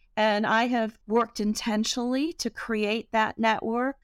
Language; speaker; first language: English; native; English